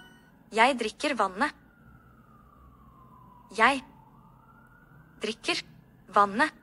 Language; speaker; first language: Norwegian; non-native, learner; Amharic